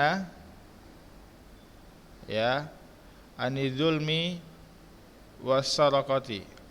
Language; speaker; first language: Arabic; non-native, fluent; Indonesian